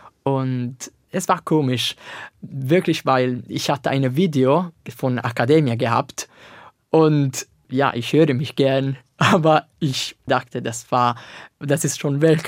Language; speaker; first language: German; non-native, learner; Italian